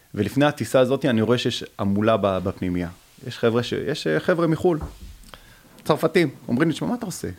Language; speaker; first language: Hebrew; early bilingual, other home language; French